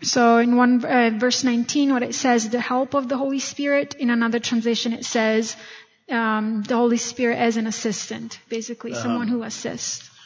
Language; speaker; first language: English; non-native, fluent; Italian